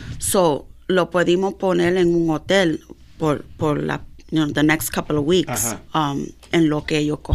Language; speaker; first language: Spanish; early bilingual, heritage; Spanish